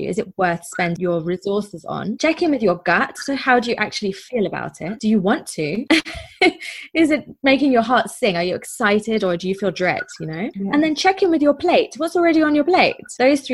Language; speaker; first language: English; native; English